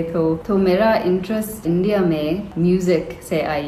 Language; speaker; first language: Hindi; non-native, learner; English